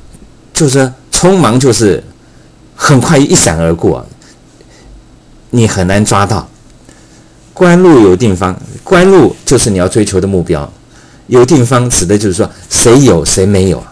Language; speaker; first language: Chinese; native; Chinese